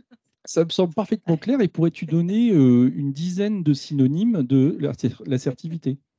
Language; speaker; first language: French; native; French